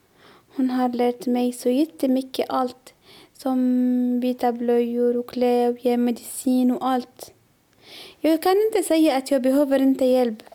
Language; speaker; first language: Swedish; non-native, learner; Arabic